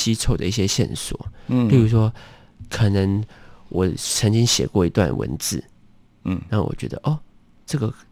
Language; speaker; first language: Chinese; native; Chinese